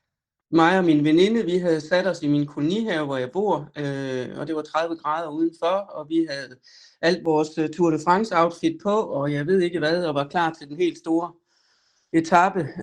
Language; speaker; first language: Danish; native; Danish